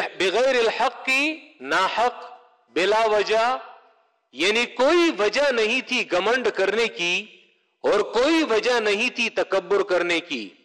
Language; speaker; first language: Urdu; non-native, local second language; Pashto